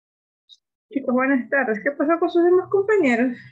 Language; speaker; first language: Spanish; native; Spanish